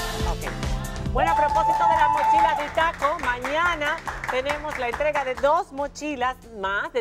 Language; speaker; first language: Spanish; native; Spanish